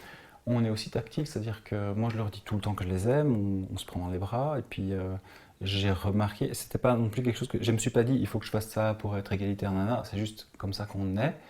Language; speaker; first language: French; native; French